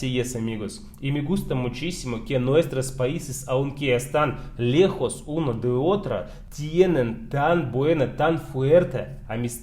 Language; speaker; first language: Spanish; non-native, fluent; Russian